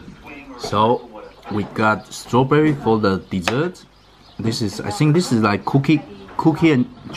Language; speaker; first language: English; non-native, fluent; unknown